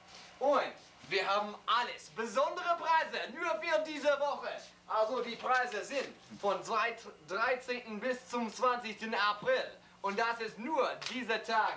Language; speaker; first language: German; non-native, learner; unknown